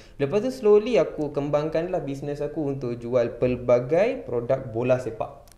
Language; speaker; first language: Malay; non-native, local second language; Tamil